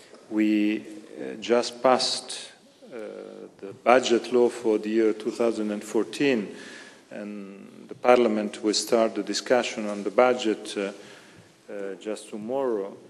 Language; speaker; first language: English; non-native, fluent; Italian